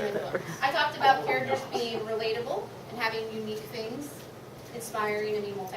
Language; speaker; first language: English; native; English